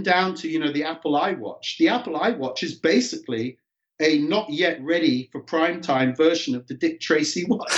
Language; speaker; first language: English; native; English